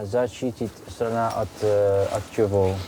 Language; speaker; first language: Russian; non-native, learner; Dutch